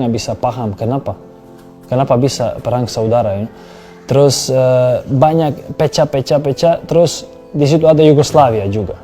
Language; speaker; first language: Indonesian; non-native, fluent; Serbian